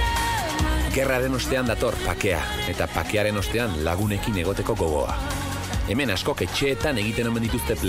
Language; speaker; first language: Basque; native; Basque